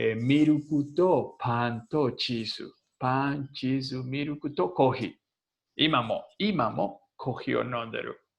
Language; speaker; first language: Japanese; non-native, learner; Spanish